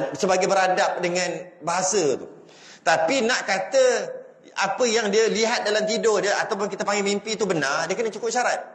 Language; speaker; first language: Malay; native; Malay